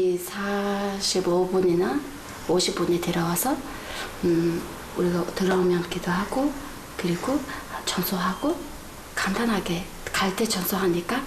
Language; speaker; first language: Korean; non-native, fluent; Mongolian